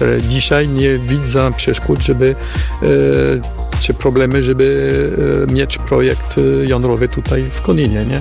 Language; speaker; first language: Polish; non-native, fluent; French